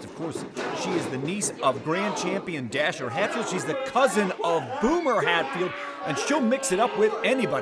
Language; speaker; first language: English; native; English